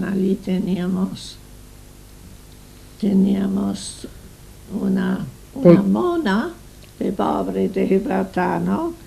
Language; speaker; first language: Spanish; non-native, fluent; English